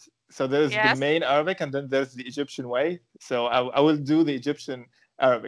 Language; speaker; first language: English; non-native, fluent; Arabic